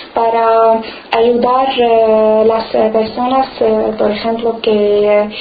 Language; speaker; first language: Spanish; non-native, learner; Arabic